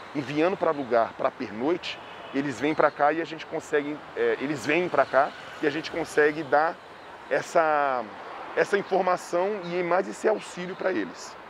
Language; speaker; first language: Portuguese; native; Portuguese